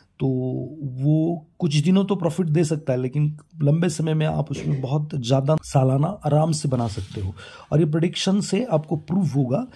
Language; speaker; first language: Hindi; non-native, local second language; Marathi